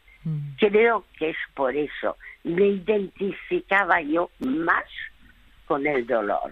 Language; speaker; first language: Spanish; early bilingual, other home language; French